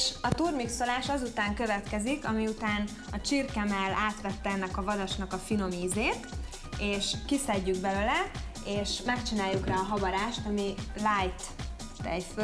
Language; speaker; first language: Hungarian; native; Hungarian